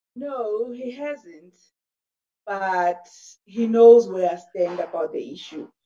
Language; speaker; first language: English; non-native, local second language; Zulu